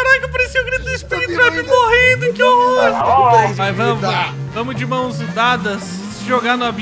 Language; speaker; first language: Portuguese; native; Portuguese